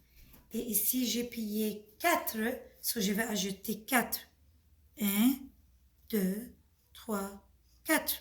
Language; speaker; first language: French; non-native, fluent; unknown